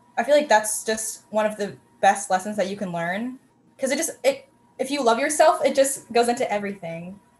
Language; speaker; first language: English; native; English